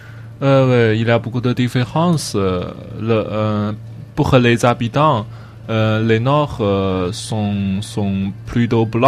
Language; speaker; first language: French; non-native, learner; Chinese